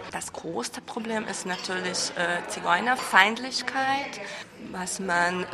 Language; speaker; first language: German; non-native, fluent; Hungarian